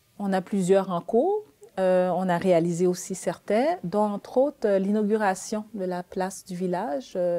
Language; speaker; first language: French; early bilingual, other home language; Haitian Creole